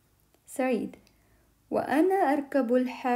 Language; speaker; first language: Arabic; non-native, fluent; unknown